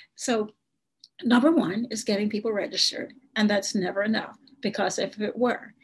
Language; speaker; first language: English; native; English